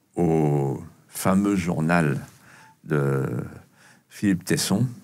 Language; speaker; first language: French; native; French